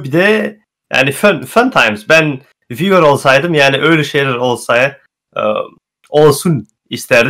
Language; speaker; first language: Turkish; early bilingual, heritage; Turkish